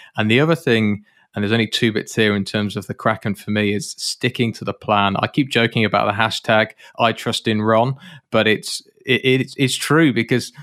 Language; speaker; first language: English; native; English